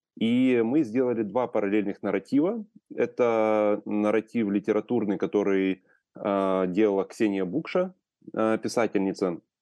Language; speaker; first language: Russian; native; Russian